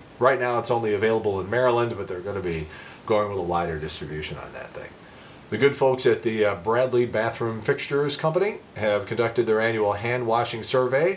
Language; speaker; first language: English; native; English